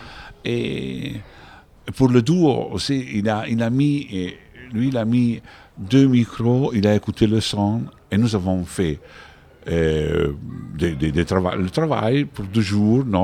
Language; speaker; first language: French; non-native, learner; Italian